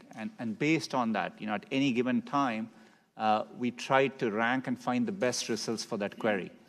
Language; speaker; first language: English; non-native, local second language; Tamil